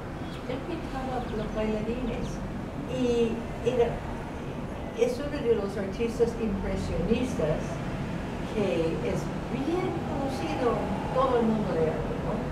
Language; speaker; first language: Spanish; non-native, fluent; English